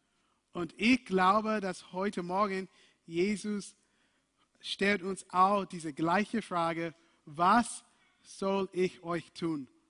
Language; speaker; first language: German; non-native, fluent; English